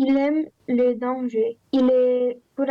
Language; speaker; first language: French; non-native, learner; Romanian